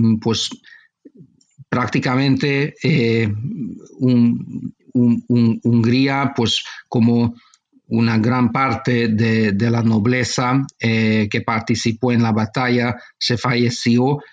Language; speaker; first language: Spanish; non-native, fluent; Hungarian